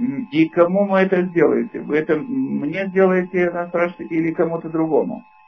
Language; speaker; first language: Russian; native; Russian